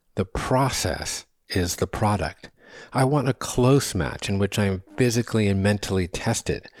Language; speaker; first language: English; native; English